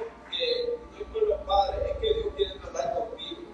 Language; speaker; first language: Spanish; native; Spanish